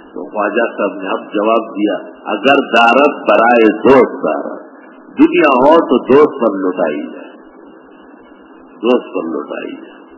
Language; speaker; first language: Urdu; non-native, local second language; Pashto